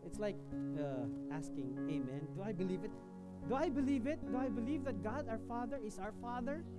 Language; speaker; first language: English; non-native, local second language; Filipino